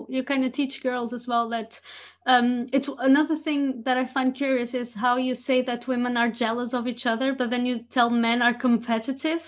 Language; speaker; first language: English; non-native, fluent; Portuguese